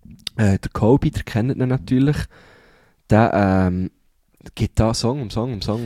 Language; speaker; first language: German; native; German